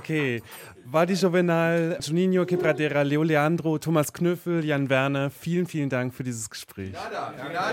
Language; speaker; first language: German; native; German